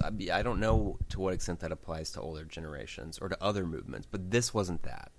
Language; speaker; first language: English; native; English